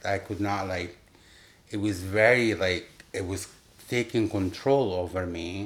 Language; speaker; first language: English; non-native, fluent; Arabic